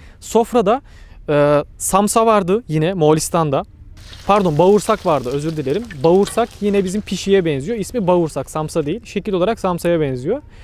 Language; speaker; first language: Turkish; native; Turkish